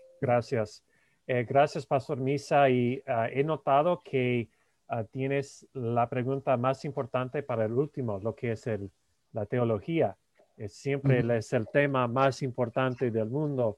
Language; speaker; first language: Spanish; non-native, fluent; English